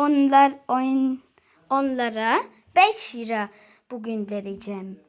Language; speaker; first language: Turkish; early bilingual, heritage; Turkish